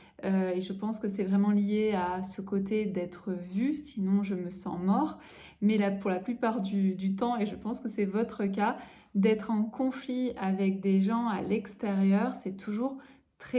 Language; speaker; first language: French; native; French